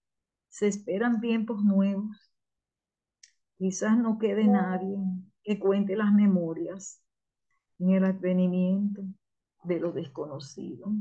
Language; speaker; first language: Spanish; native; Spanish